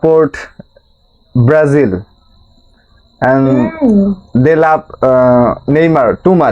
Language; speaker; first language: English; non-native, local second language; Bangla